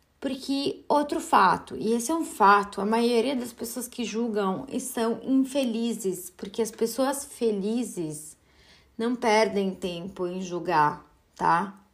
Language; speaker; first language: Portuguese; early bilingual, heritage; Portuguese